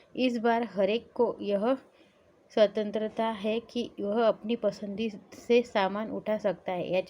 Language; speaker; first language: Hindi; non-native, local second language; Marathi